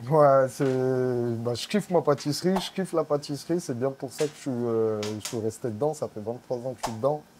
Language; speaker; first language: French; native; French